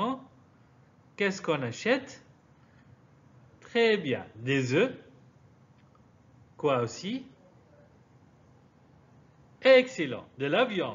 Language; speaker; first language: French; non-native, fluent; Arabic